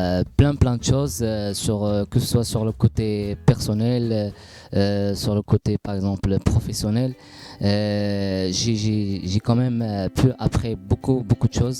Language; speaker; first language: French; non-native, local second language; Arabic